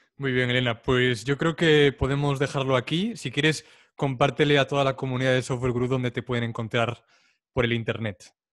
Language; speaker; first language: Spanish; native; Spanish